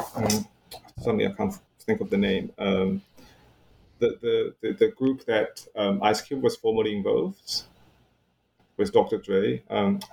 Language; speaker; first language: English; non-native, fluent; Chinese